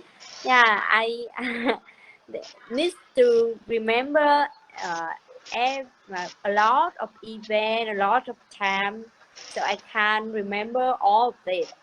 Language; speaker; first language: English; non-native, learner; Vietnamese